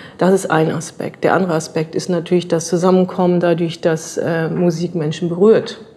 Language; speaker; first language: German; native; German